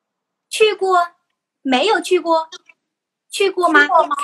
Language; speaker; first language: Chinese; non-native, learner; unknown